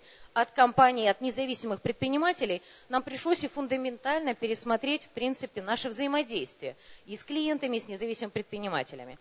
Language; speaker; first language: Russian; native; Russian